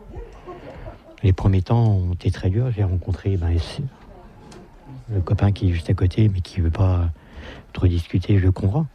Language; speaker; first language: French; native; French